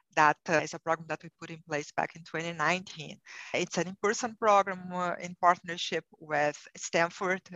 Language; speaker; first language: English; non-native, fluent; Portuguese